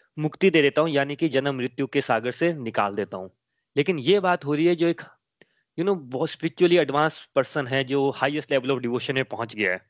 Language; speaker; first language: Hindi; native; Hindi